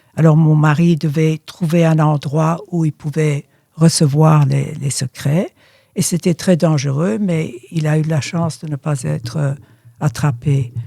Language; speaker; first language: French; early bilingual, other home language; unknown